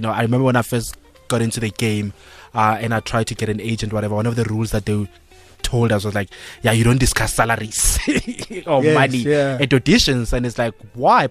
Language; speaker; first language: English; non-native, local second language; Tswana